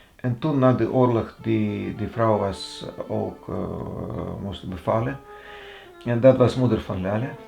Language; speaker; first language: Dutch; non-native, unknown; Russian